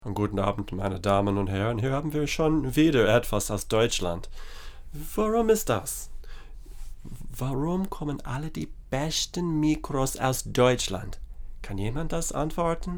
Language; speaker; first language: German; non-native, learner; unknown